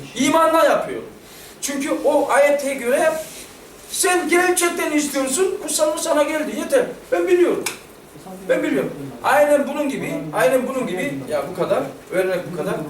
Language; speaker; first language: Turkish; non-native, fluent; Korean